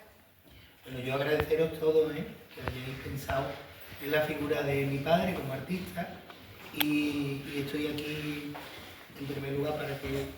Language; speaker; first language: Spanish; native; Spanish